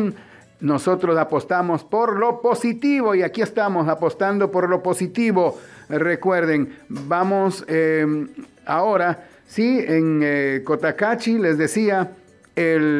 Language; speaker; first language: Spanish; native; Spanish